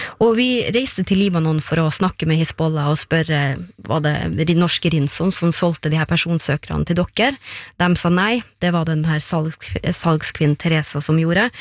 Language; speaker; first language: Norwegian; native; Norwegian